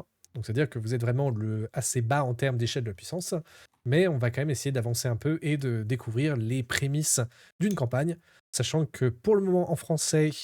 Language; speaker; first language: French; native; French